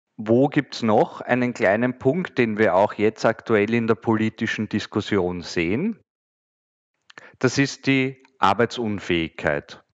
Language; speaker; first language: German; native; German